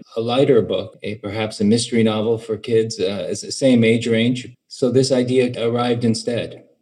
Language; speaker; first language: English; native; English